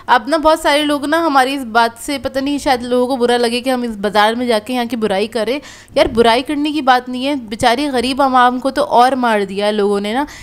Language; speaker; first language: Hindi; native; Hindi